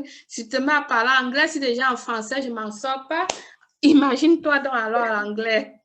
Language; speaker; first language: French; native; French